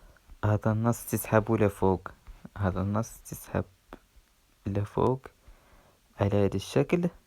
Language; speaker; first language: Arabic; native; Arabic